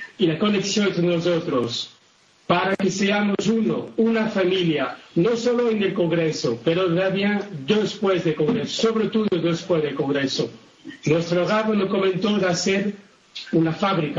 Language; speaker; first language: Spanish; non-native, fluent; Italian